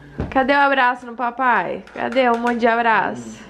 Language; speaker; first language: Portuguese; native; Portuguese